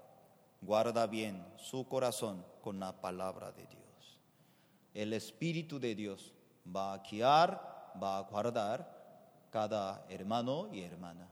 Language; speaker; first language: Spanish; non-native, fluent; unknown